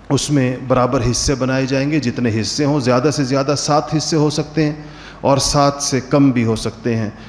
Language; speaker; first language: Urdu; native; Urdu